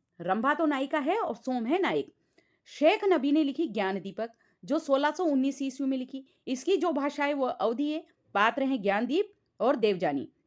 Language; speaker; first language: Hindi; native; Hindi